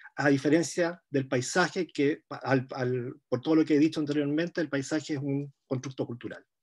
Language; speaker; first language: Spanish; native; Spanish